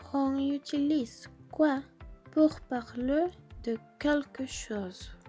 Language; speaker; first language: French; non-native, learner; Spanish